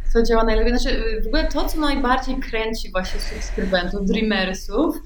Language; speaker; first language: Polish; early bilingual, heritage; Polish